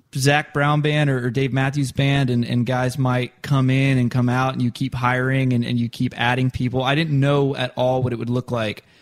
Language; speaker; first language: English; native; English